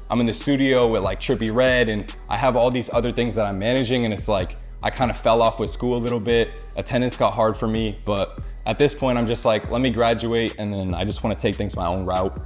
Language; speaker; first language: English; native; English